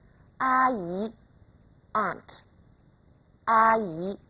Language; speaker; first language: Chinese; non-native, fluent; English